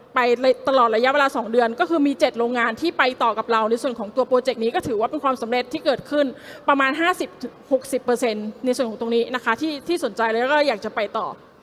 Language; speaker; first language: Thai; native; Thai